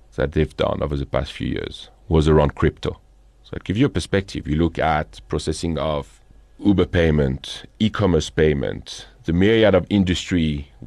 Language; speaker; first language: English; non-native, fluent; French